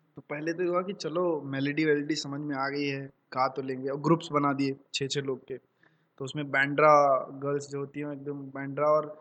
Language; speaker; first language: Hindi; native; Hindi